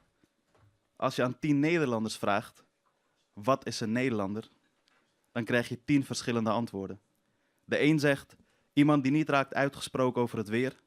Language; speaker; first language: Dutch; early bilingual, other home language; Persian